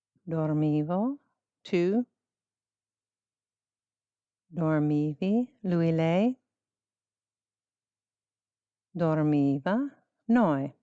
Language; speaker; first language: Italian; non-native, fluent; English